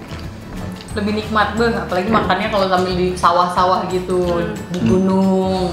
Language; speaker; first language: Indonesian; native; Indonesian